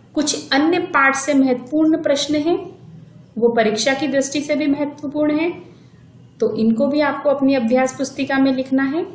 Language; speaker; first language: Hindi; native; Hindi